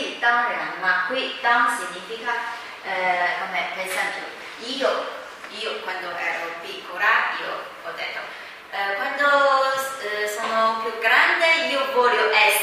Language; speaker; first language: Italian; non-native, learner; Chinese